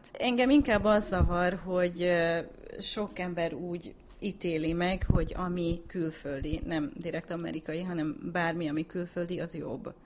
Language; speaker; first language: Hungarian; early bilingual, heritage; English